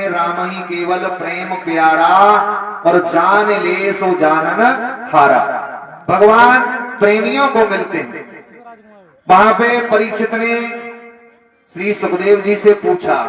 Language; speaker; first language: Hindi; native; Hindi